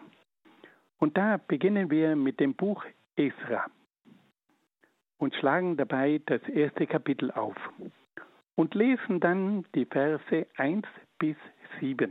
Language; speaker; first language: German; native; German